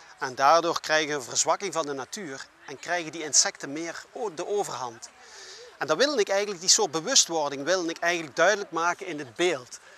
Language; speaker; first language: Dutch; native; Dutch